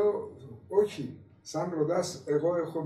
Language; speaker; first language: Greek; non-native, learner; Persian